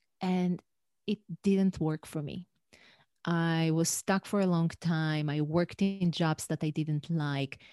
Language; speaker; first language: English; non-native, fluent; Hebrew